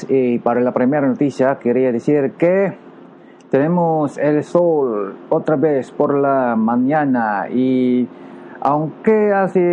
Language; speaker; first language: Spanish; non-native, learner; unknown